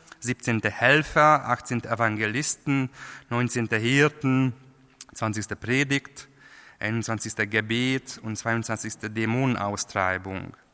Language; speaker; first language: German; non-native, fluent; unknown